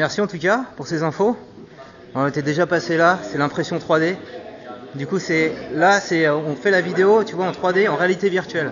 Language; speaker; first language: French; native; French